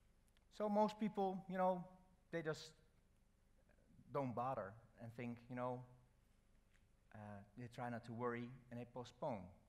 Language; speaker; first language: English; non-native, fluent; Dutch